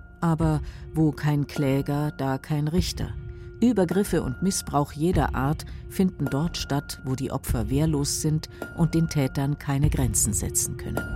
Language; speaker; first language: German; native; German